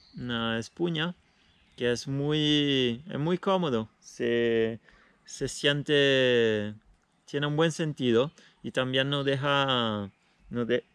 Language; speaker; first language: Spanish; non-native, fluent; Italian